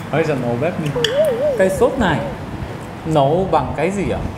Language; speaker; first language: Vietnamese; non-native, fluent; Korean